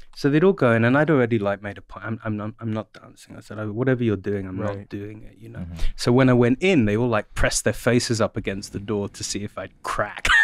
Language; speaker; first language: English; native; English